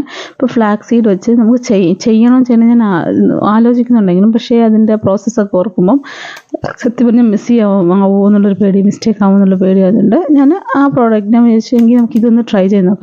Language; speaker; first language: Malayalam; native; Malayalam